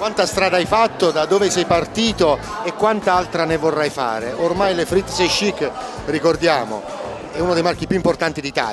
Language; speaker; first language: Italian; native; Italian